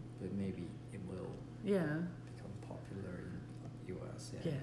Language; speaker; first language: English; non-native, learner; Japanese